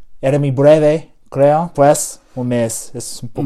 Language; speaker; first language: Spanish; non-native, learner; English